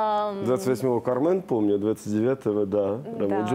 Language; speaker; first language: Russian; native; Russian